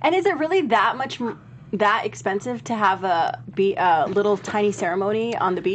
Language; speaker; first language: English; native; English